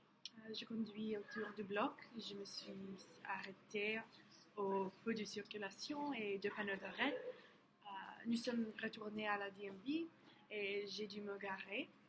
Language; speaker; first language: French; non-native, learner; English